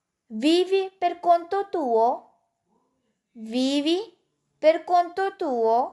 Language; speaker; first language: Italian; non-native, fluent; Urdu